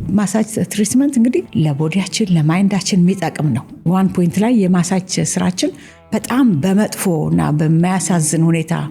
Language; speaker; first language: Amharic; native; Amharic